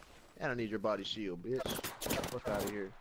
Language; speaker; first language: English; native; English